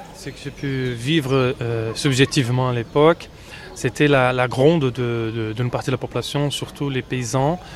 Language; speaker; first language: French; non-native, fluent; Portuguese